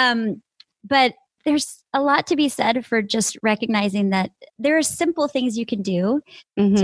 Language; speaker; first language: English; native; English